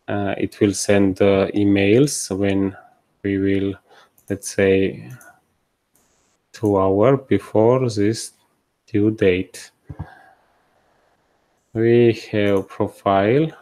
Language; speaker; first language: English; non-native, fluent; Georgian